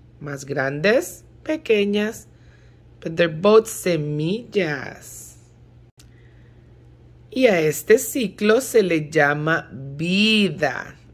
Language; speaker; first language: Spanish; early bilingual, heritage; Spanish